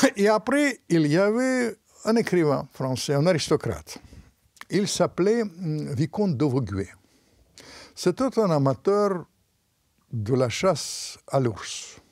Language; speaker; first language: French; non-native, fluent; Russian